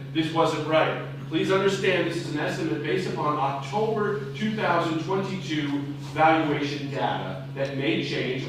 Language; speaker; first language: English; native; English